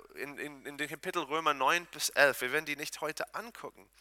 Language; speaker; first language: German; non-native, fluent; Hebrew